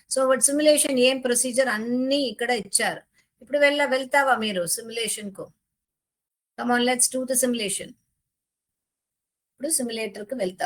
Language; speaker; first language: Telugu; non-native, learner; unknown